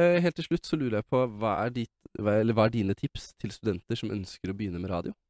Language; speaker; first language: Norwegian; native; Norwegian